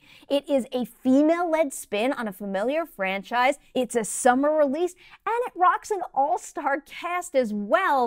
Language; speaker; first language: English; native; English